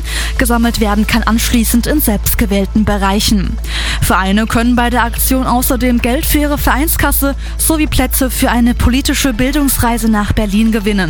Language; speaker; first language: German; native; German